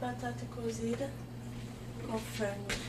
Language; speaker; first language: Portuguese; non-native, fluent; English